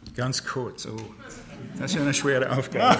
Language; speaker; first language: German; non-native, fluent; English